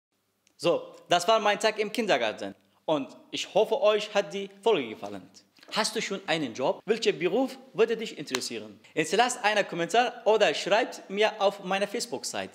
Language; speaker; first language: German; non-native, learner; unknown